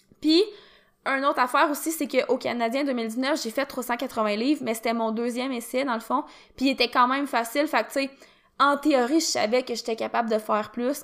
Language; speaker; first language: French; native; French